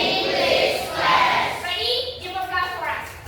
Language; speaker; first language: English; non-native, learner; Indonesian